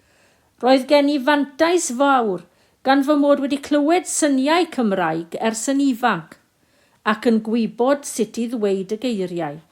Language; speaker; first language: Welsh; non-native, local second language; English